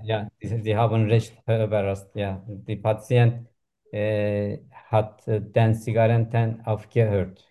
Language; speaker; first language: German; non-native, learner; Turkish